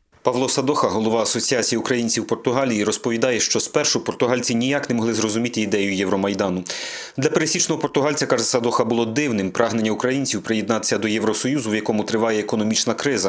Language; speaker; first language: Ukrainian; native; Ukrainian